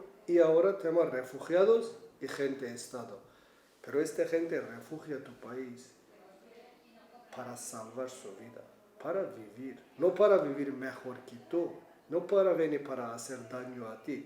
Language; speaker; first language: Spanish; non-native, learner; Kurdish